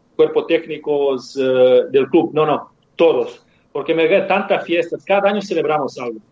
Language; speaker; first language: Spanish; non-native, fluent; Serbian